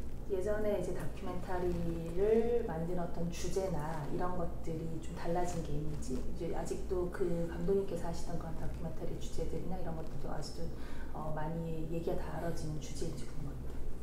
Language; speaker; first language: Korean; native; Korean